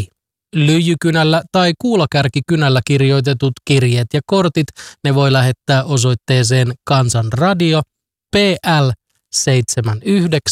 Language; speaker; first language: Finnish; native; Finnish